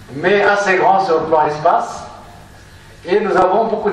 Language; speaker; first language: French; non-native, local second language; Arabic